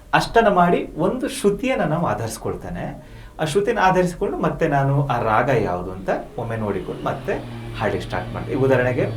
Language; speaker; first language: Kannada; native; Kannada